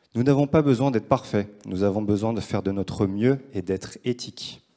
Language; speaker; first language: French; native; French